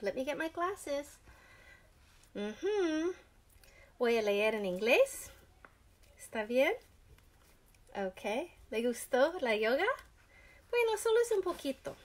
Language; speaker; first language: Spanish; non-native, learner; English